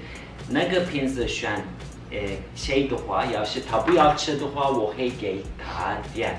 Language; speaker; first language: Chinese; non-native, learner; Turkish